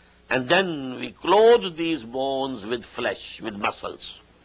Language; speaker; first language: English; non-native, local second language; Urdu